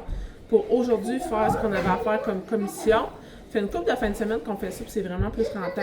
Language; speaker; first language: French; native; French